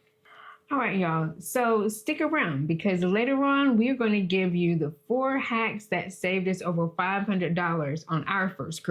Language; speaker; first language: English; native; English